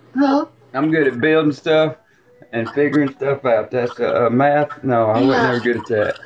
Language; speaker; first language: English; native; English